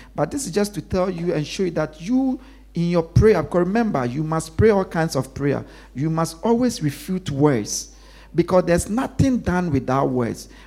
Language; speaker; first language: English; non-native, local second language; Akan